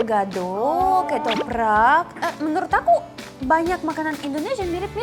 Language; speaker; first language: Indonesian; non-native, fluent; Russian